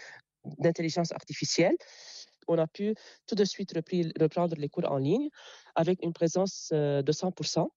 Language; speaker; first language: French; non-native, local second language; Arabic